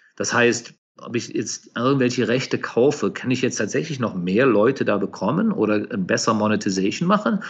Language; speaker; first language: German; native; German